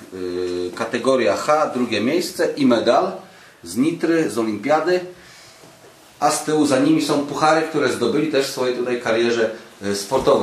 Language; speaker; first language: Polish; native; Polish